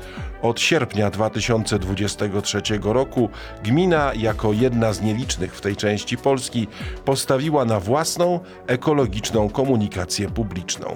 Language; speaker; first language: Polish; native; Polish